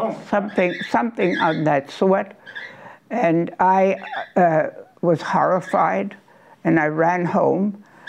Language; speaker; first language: English; non-native, fluent; German